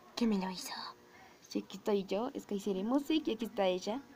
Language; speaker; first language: Spanish; native; Spanish